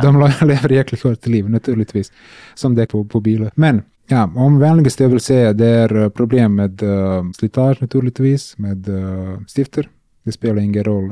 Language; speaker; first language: Swedish; non-native, learner; Serbian